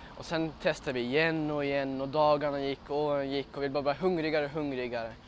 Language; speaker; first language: Swedish; native; Swedish